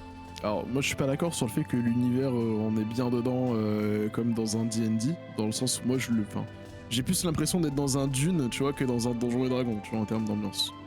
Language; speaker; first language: French; native; French